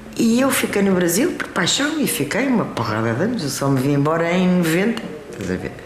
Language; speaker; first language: Portuguese; early bilingual, other home language; French